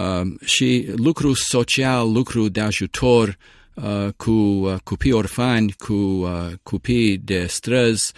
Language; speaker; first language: Romanian; early bilingual, heritage; Romanian